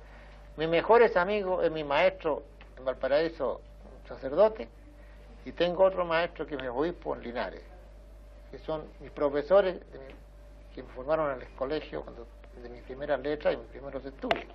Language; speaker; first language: Spanish; native; Spanish